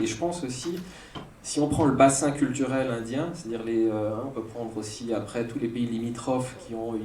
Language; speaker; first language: French; native; French